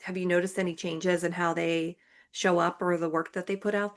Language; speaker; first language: English; native; English